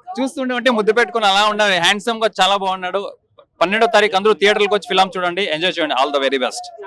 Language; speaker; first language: Telugu; native; Telugu